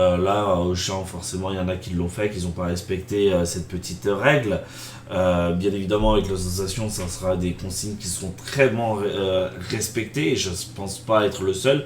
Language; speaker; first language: French; native; French